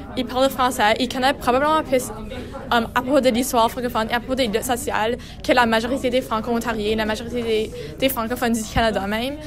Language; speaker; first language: French; non-native, local second language; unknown